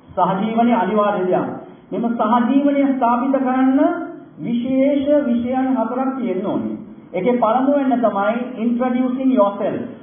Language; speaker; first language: Sinhala; non-native, local second language; Tamil